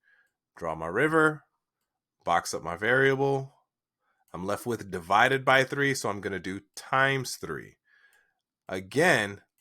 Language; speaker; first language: English; native; English